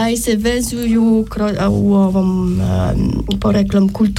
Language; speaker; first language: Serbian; non-native, learner; French